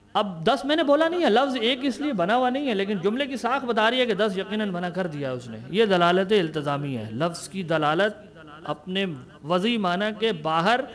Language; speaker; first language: Urdu; native; Urdu